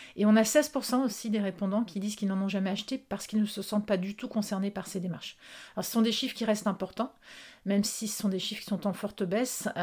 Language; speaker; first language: French; native; French